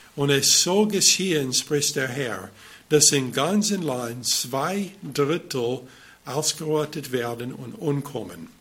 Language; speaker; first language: German; non-native, fluent; English